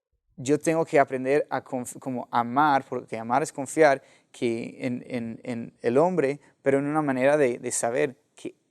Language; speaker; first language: Spanish; non-native, fluent; English